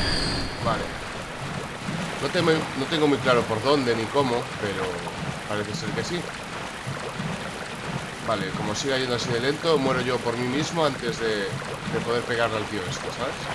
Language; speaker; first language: Spanish; native; Spanish